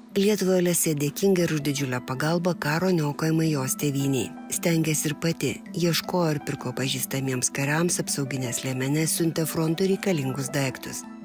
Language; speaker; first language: Lithuanian; native; Lithuanian